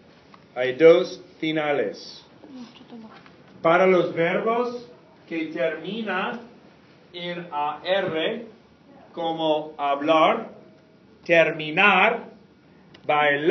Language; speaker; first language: Spanish; non-native, fluent; English